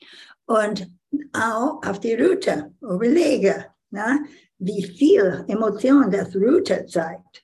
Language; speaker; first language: German; non-native, learner; English